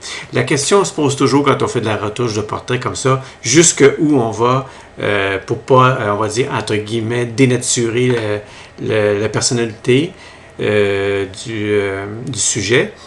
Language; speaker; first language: French; native; French